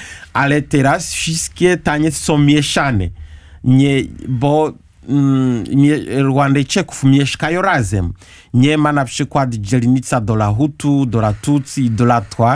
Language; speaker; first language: Polish; non-native, learner; Kinyarwanda